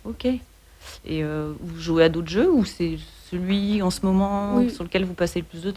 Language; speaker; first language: French; native; French